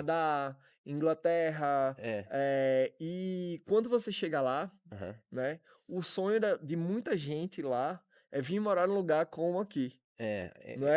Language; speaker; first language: Portuguese; native; Portuguese